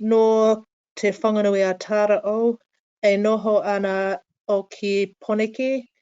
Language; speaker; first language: Māori; non-native, learner; English